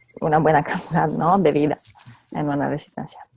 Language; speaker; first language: Spanish; non-native, fluent; Polish